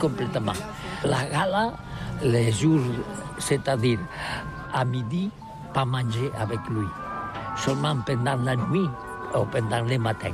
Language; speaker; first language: French; non-native, learner; Catalan